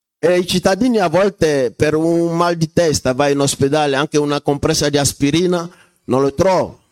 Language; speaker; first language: Italian; non-native, fluent; French